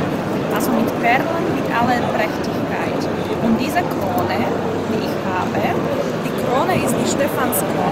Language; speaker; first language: German; non-native, fluent; Slovak